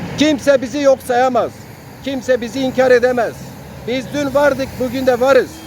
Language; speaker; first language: Turkish; non-native, local second language; Zaza